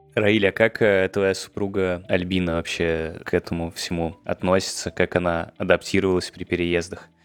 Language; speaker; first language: Russian; native; Russian